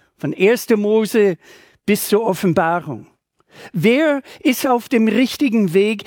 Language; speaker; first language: German; non-native, fluent; English